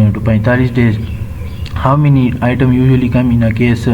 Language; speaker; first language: English; non-native, local second language; Urdu